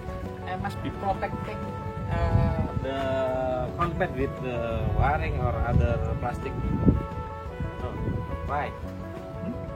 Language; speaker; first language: English; non-native, learner; Indonesian